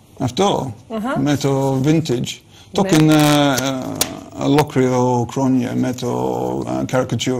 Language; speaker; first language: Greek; non-native, learner; English